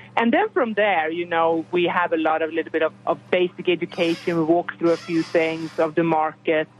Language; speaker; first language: English; non-native, fluent; Swedish